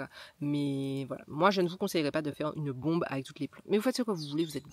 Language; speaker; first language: French; native; French